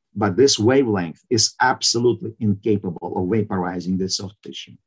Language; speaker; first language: English; non-native, fluent; Ukrainian